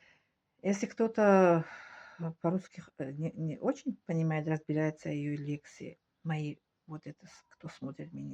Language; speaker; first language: Russian; non-native, learner; Tajik